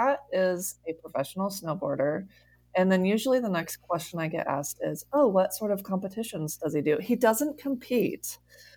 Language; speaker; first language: English; native; English